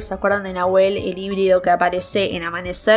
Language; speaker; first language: Spanish; native; Spanish